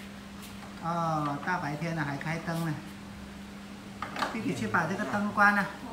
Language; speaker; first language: Chinese; non-native, local second language; Cantonese